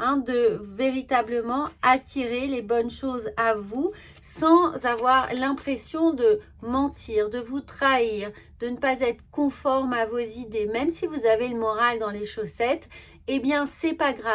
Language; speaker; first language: French; native; French